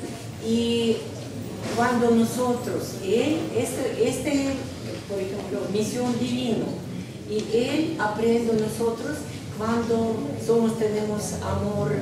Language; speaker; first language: Spanish; non-native, learner; Russian